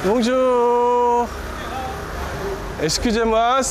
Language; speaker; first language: French; non-native, learner; Korean